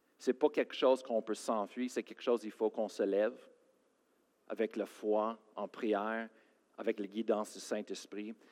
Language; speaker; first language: French; non-native, fluent; English